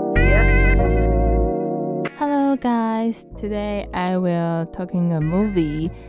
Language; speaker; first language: English; non-native, learner; Chinese